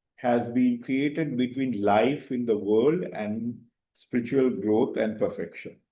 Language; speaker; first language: English; non-native, local second language; Tamil